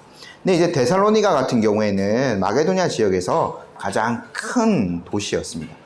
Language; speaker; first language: Korean; native; Korean